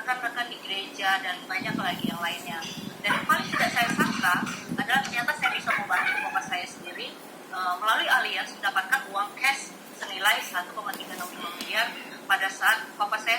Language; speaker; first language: Indonesian; native; Indonesian